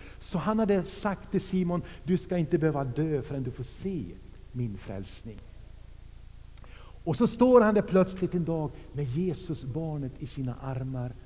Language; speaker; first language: Swedish; native; Swedish